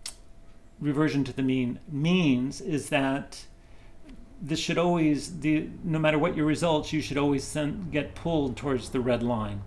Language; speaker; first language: English; native; English